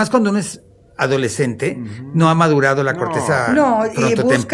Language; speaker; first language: Spanish; native; Spanish